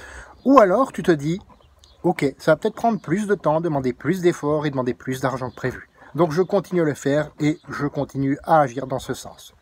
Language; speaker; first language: French; native; French